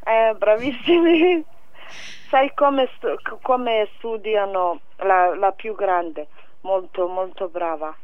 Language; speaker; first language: Italian; non-native, fluent; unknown